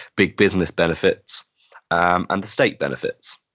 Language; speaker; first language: English; native; English